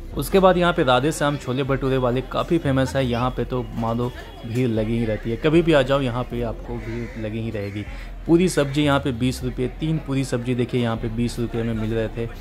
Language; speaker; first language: Hindi; native; Hindi